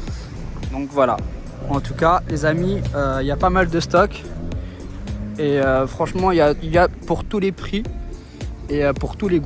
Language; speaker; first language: French; native; French